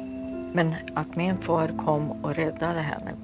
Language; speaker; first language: Swedish; early bilingual, other home language; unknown